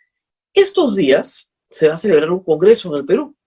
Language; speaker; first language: Spanish; native; Spanish